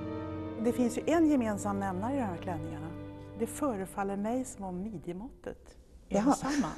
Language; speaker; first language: Swedish; native; Swedish